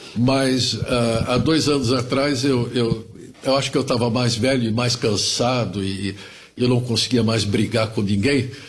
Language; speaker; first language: Portuguese; early bilingual, other home language; German